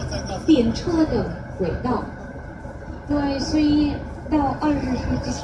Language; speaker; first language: Chinese; non-native, fluent; Russian